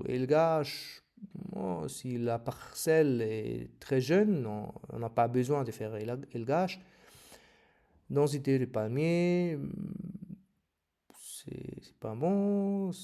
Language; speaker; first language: French; non-native, learner; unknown